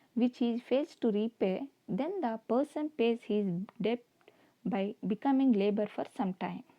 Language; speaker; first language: English; non-native, local second language; Kannada